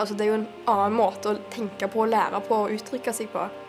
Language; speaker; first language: Norwegian; native; Norwegian